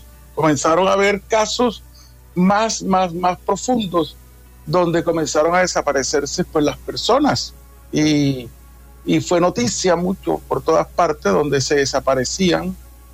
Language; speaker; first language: Spanish; native; Spanish